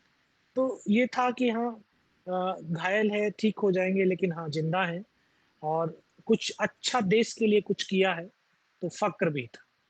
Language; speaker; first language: Hindi; native; Hindi